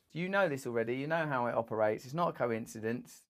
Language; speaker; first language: English; native; English